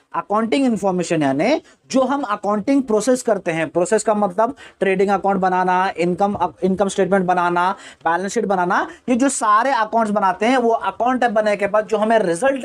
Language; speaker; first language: Hindi; native; Hindi